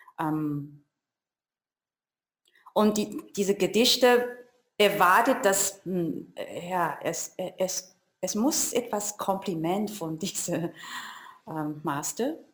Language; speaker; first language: German; non-native, learner; Chinese